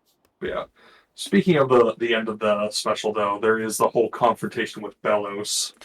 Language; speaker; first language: English; native; English